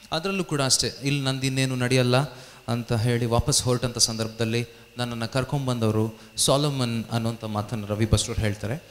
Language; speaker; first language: Kannada; native; Kannada